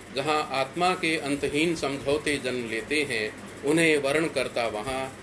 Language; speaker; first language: Hindi; native; Hindi